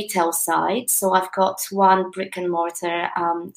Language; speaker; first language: English; non-native, fluent; Polish